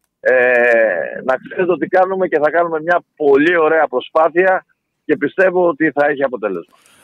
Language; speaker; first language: Greek; native; Greek